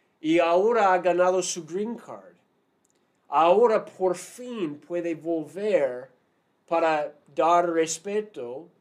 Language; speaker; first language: Spanish; non-native, fluent; English